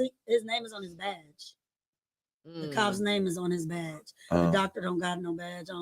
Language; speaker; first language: English; native; English